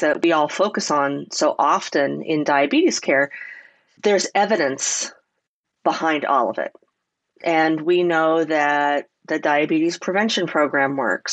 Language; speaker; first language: English; native; English